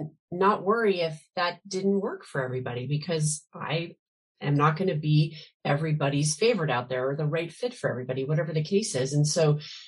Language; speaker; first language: English; native; English